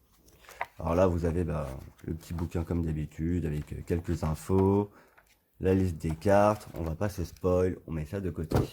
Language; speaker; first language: French; native; French